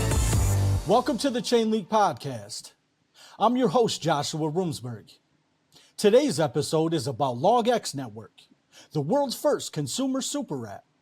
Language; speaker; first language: English; native; English